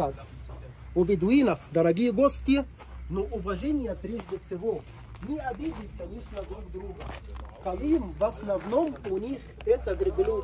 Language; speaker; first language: Russian; non-native, fluent; Arabic